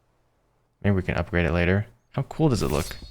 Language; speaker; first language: English; native; English